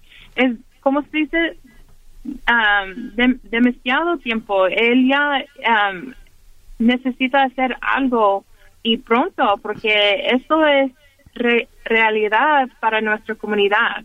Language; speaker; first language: Spanish; early bilingual, heritage; Spanish